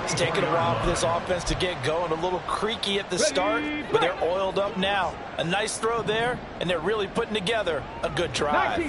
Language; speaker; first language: English; native; English